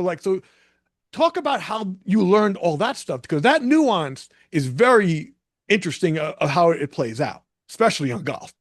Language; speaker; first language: English; native; English